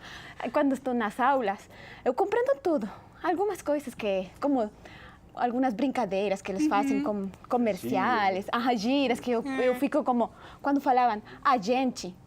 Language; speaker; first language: Portuguese; non-native, learner; Spanish